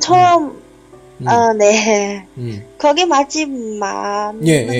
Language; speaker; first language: Korean; non-native, learner; Chinese